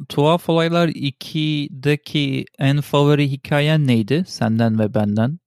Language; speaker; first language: Turkish; early bilingual, heritage; Turkish